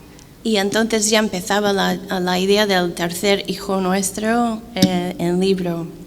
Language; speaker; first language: Spanish; non-native, fluent; English